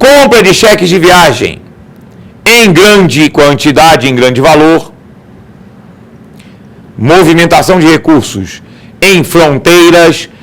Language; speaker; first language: Portuguese; native; Portuguese